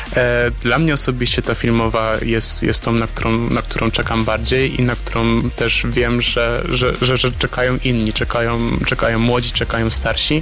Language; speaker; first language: Polish; native; Polish